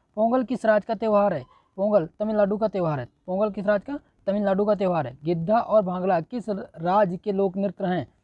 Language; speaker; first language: Hindi; native; Hindi